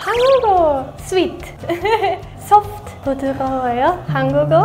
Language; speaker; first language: Korean; non-native, learner; German